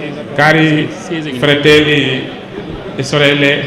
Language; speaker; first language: Italian; non-native, learner; Wolof